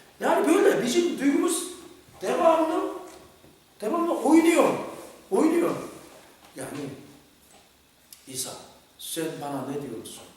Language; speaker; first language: Turkish; non-native, fluent; Korean